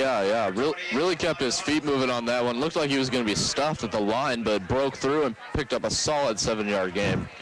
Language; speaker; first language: English; native; English